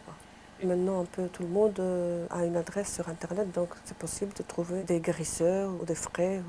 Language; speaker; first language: French; non-native, local second language; Arabic